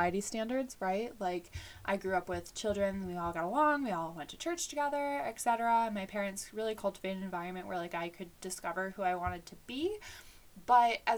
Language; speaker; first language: English; native; English